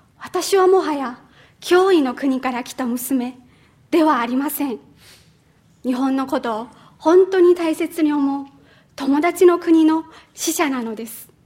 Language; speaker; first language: Japanese; non-native, fluent; Chinese